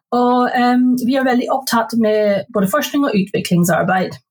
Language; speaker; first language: Norwegian; non-native, fluent; English